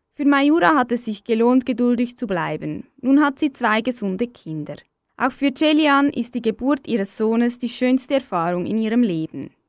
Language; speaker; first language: German; native; German